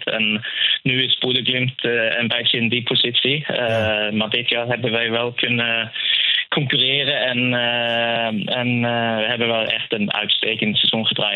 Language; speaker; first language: Dutch; non-native, fluent; Norwegian